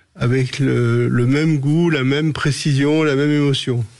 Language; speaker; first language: French; native; French